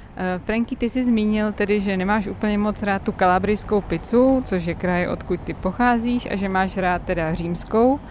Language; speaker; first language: Czech; native; Czech